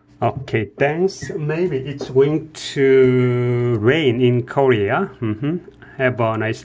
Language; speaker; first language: English; non-native, learner; Korean